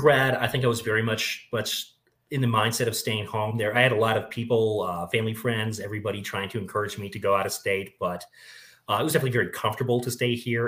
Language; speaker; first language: English; native; English